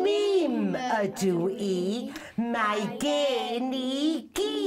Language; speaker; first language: Welsh; native; Welsh